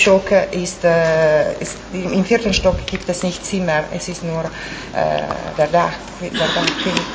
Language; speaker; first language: German; non-native, fluent; Italian